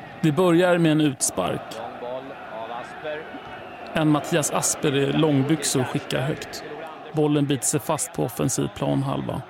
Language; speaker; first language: Swedish; native; Swedish